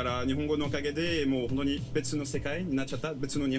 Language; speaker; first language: Japanese; non-native, learner; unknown